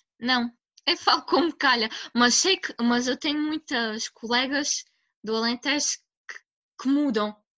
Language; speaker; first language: Portuguese; native; Portuguese